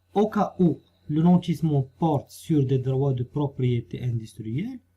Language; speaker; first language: French; non-native, local second language; Arabic